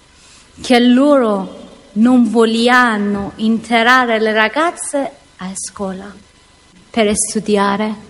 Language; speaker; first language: Italian; non-native, learner; Persian